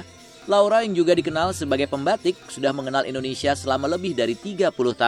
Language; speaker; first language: Indonesian; native; Indonesian